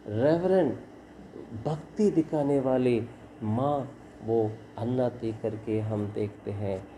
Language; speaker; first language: Hindi; non-native, local second language; Kannada